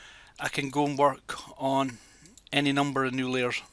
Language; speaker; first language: English; native; English